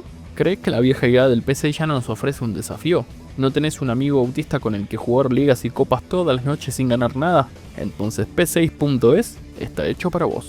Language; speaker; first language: Spanish; native; Spanish